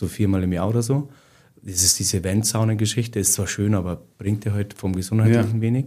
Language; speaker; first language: German; native; German